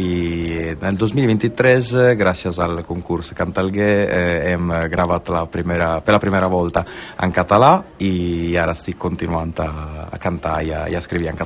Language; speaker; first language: Catalan; non-native, local second language; Italian